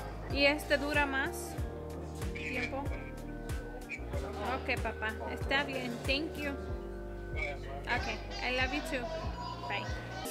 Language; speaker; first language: Spanish; early bilingual, heritage; Spanish